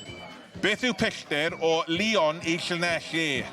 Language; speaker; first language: Welsh; non-native, learner; English